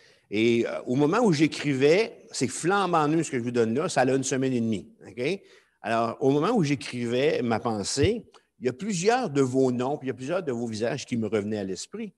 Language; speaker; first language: French; native; French